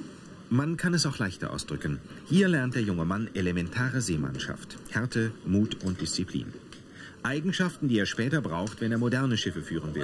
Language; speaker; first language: German; native; German